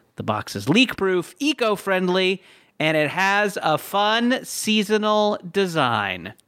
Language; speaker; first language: English; native; English